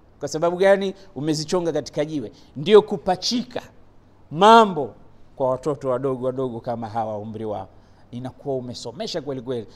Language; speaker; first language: Swahili; native; Swahili